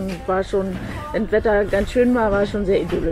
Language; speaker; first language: German; native; German